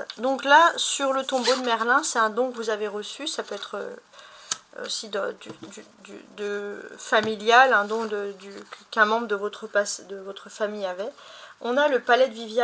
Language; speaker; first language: French; native; French